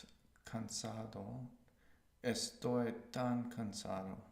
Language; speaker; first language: Spanish; non-native, learner; English